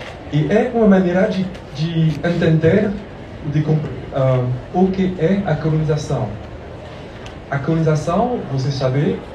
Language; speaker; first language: Portuguese; non-native, learner; French